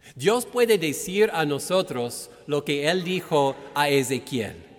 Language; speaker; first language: Spanish; non-native, fluent; English